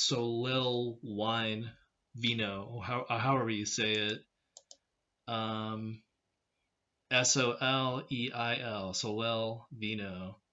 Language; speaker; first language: English; native; English